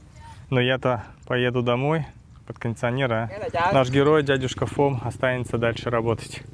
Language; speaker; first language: Russian; native; Russian